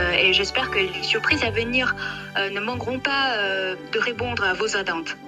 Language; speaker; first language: French; non-native, fluent; Chinese